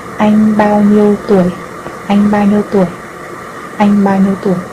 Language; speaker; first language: Vietnamese; non-native, learner; Korean